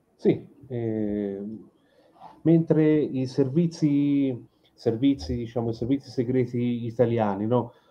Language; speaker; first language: Italian; native; Italian